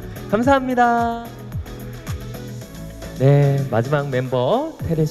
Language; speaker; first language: Korean; native; Korean